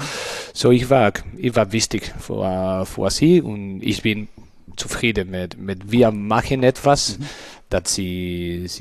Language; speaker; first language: German; non-native, learner; Spanish